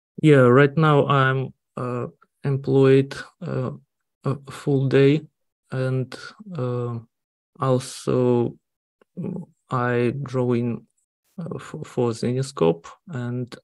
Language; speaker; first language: English; non-native, learner; Russian